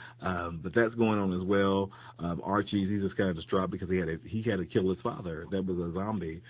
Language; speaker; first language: English; native; English